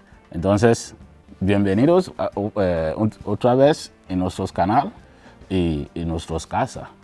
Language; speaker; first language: Spanish; non-native, learner; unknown